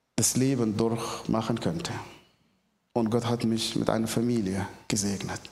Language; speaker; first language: German; non-native, fluent; Arabic